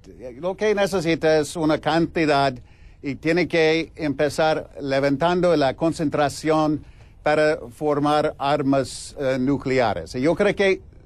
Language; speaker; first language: Spanish; non-native, fluent; English